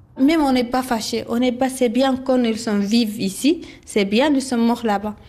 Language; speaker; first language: French; non-native, learner; Arabic